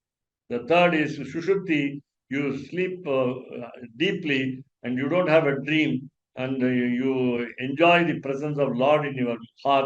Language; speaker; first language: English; non-native, local second language; Tamil